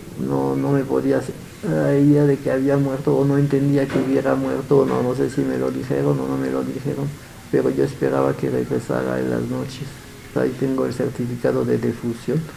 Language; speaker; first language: Spanish; early bilingual, other home language; Yiddish